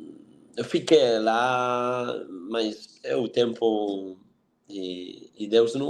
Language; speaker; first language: Portuguese; non-native, fluent; Spanish